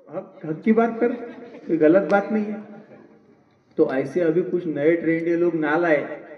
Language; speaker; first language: Hindi; non-native, local second language; Marathi